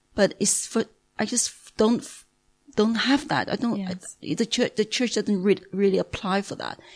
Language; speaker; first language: English; non-native, fluent; Chinese